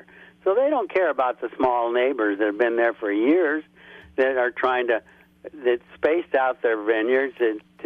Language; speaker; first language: English; native; English